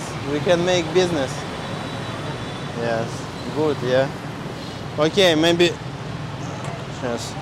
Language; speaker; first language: English; non-native, learner; Russian